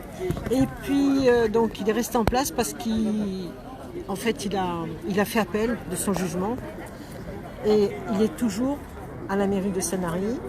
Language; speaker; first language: French; native; French